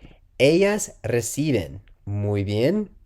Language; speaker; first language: Spanish; non-native, learner; English